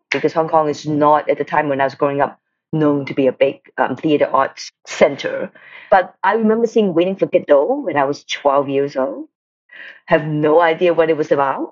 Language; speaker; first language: English; non-native, local second language; Cantonese